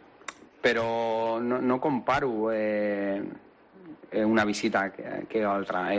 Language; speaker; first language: Catalan; non-native, local second language; Spanish